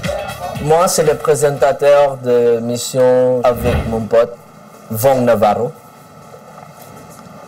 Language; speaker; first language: French; non-native, learner; English